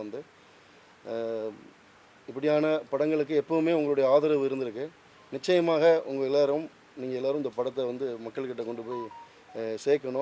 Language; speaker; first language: Tamil; native; Tamil